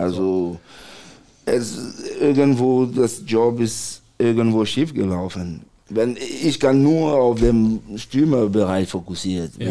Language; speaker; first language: German; non-native, fluent; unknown